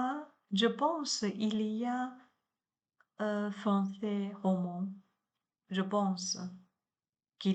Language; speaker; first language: French; non-native, learner; Chinese